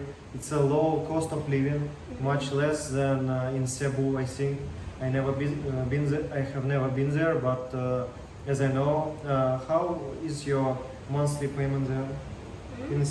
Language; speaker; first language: English; non-native, learner; Russian